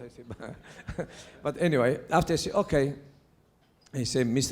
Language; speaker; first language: English; non-native, learner; Italian